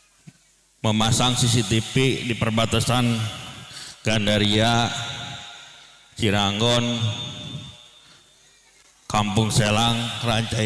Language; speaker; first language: Indonesian; native; Indonesian